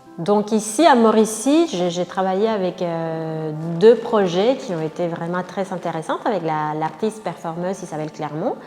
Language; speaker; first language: French; non-native, fluent; Spanish